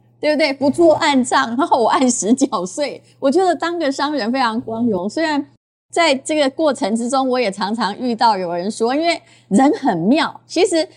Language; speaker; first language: Chinese; native; Chinese